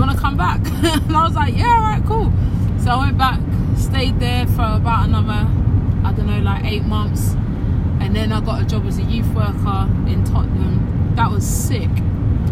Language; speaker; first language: English; native; English